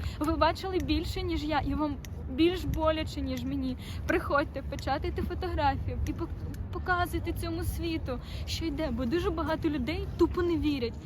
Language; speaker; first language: Ukrainian; native; Ukrainian